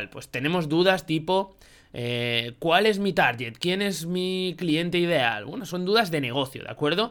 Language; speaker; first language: Spanish; native; Spanish